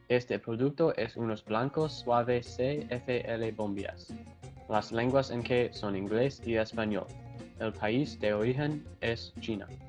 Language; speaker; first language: Spanish; non-native, learner; English